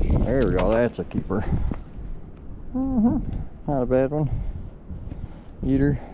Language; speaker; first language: English; native; English